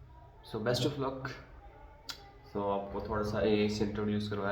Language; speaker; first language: Hindi; native; Hindi